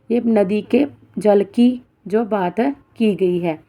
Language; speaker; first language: Hindi; non-native, local second language; Punjabi